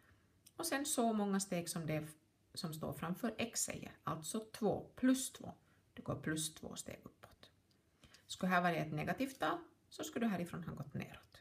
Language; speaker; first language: Swedish; native; Swedish